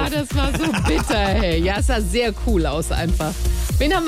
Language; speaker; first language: German; native; German